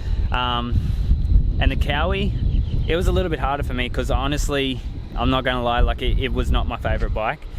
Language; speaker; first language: English; native; English